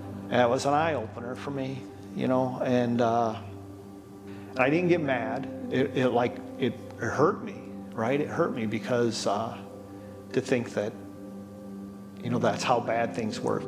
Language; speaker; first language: English; native; English